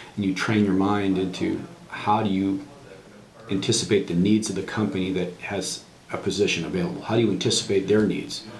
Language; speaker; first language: English; native; English